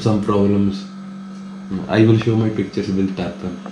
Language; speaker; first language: English; non-native, local second language; Punjabi